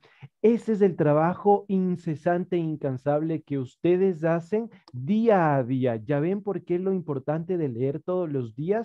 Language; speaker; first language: Spanish; native; Spanish